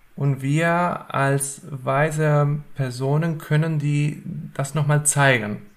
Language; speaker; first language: German; non-native, fluent; Spanish